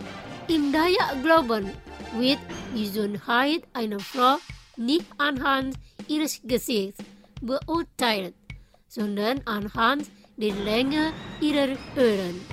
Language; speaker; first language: German; non-native, learner; Indonesian